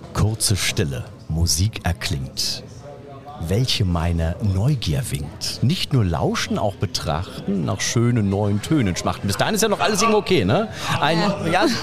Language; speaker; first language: German; native; German